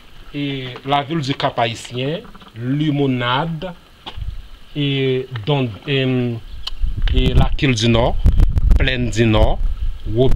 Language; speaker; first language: French; non-native, local second language; Haitian Creole